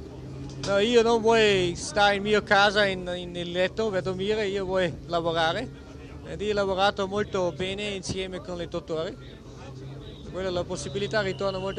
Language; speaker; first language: Italian; non-native, learner; German